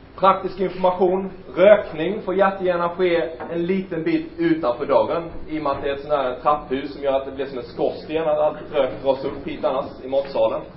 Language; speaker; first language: Swedish; native; Swedish